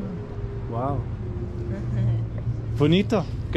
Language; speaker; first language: Spanish; non-native, learner; Danish